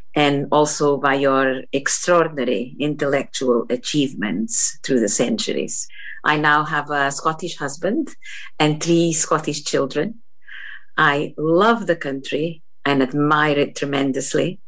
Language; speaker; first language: English; non-native, fluent; Portuguese